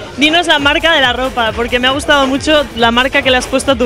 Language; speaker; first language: Spanish; native; Spanish